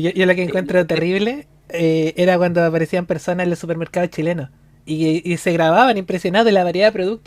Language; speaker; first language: Spanish; native; Spanish